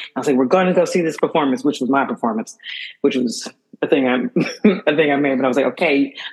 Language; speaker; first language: English; native; English